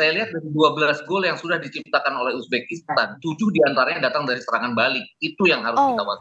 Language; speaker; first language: Indonesian; native; Indonesian